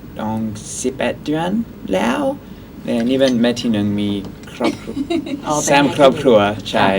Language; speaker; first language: Thai; non-native, learner; English